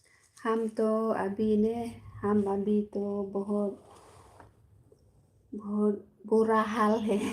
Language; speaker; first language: Hindi; non-native, local second language; Khasi